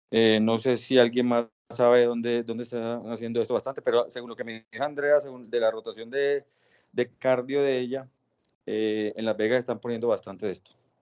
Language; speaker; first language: Spanish; native; Spanish